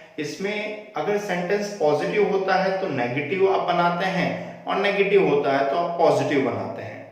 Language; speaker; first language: Hindi; native; Hindi